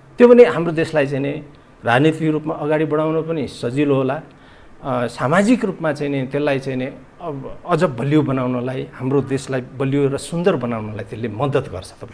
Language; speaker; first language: Nepali; non-native, local second language; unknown